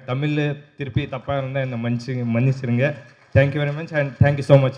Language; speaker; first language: Tamil; non-native, local second language; Kannada